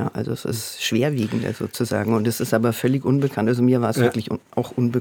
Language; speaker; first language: German; native; German